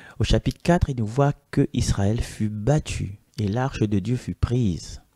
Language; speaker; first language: French; non-native, local second language; Malagasy